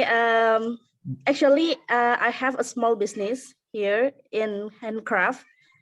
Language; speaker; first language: English; non-native, learner; Indonesian